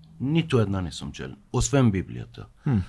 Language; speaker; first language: Bulgarian; non-native, fluent; Persian